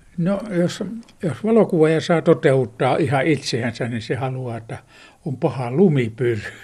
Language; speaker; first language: Finnish; native; Finnish